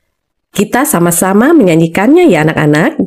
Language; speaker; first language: Indonesian; native; Indonesian